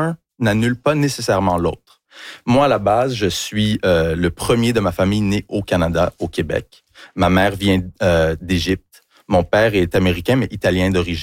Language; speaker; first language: French; early bilingual, other home language; English